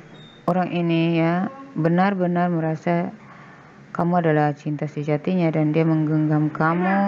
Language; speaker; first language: Indonesian; native; Indonesian